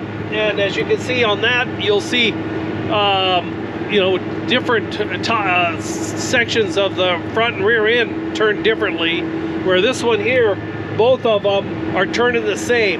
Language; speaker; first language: English; native; English